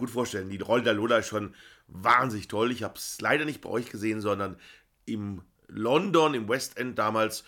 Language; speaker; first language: German; native; German